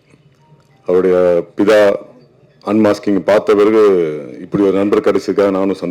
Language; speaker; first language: Tamil; native; Tamil